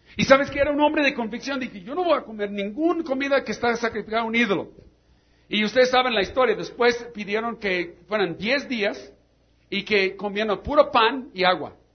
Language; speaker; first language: Spanish; non-native, fluent; English